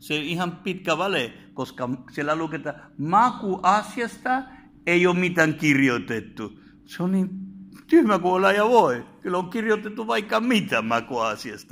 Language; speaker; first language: Finnish; non-native, fluent; Spanish